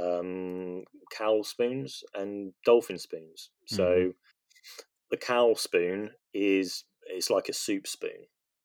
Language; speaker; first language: English; native; English